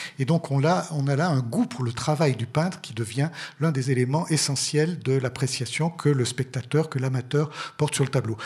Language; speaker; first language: French; native; French